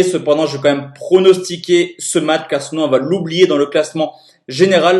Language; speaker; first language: French; native; French